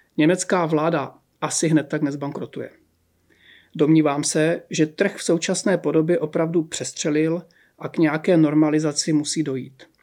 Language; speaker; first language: Czech; native; Czech